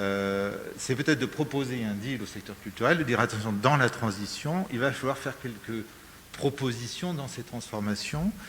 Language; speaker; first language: French; native; French